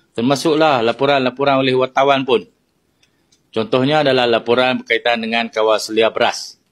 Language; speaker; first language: Malay; native; Malay